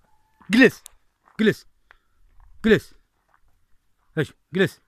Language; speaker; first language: Arabic; native; Arabic